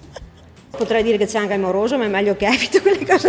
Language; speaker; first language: Italian; native; Italian